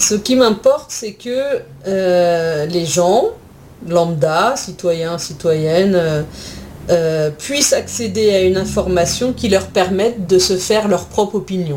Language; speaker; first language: French; native; French